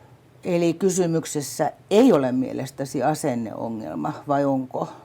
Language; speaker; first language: Finnish; native; Finnish